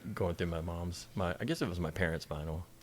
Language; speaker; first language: English; native; English